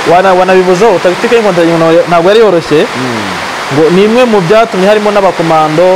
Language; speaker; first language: Kinyarwanda; native; Kinyarwanda